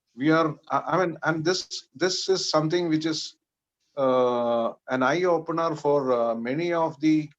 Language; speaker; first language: English; non-native, local second language; Malayalam